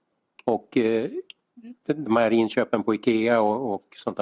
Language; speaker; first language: Swedish; native; Swedish